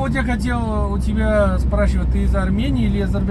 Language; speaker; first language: Russian; non-native, fluent; Hindi